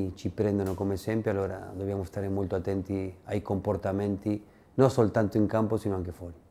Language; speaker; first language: Italian; non-native, fluent; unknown